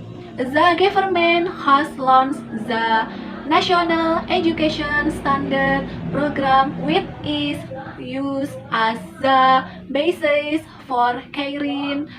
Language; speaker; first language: English; non-native, learner; Indonesian